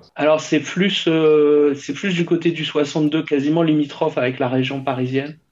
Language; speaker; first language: French; native; French